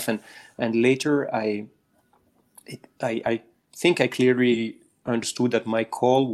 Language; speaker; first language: English; non-native, fluent; French